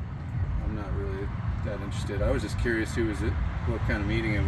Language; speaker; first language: English; native; English